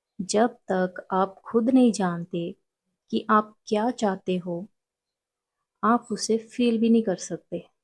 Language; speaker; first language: Hindi; non-native, local second language; Punjabi